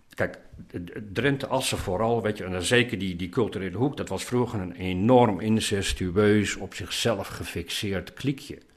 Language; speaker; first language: Dutch; native; Dutch